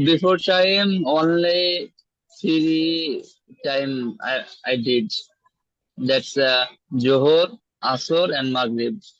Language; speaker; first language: English; non-native, learner; Bangla